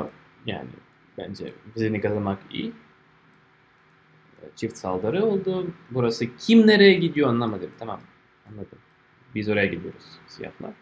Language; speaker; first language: Turkish; non-native, fluent; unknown